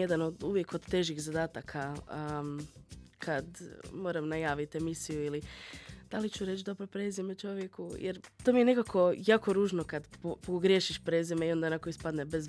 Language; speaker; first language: Serbian; native; Serbian